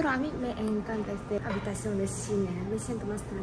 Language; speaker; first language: Spanish; non-native, learner; Japanese